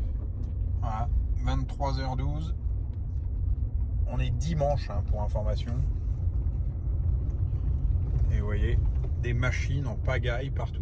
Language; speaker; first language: French; native; French